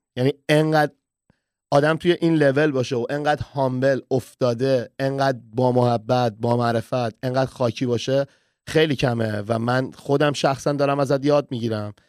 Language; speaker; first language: Persian; early bilingual, heritage; Persian